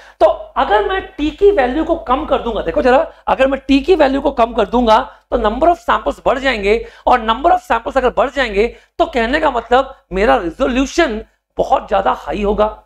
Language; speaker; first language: Hindi; native; Hindi